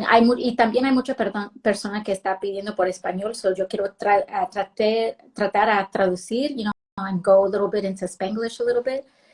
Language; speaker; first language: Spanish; early bilingual, heritage; Spanish